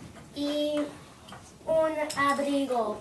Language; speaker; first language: Spanish; non-native, learner; English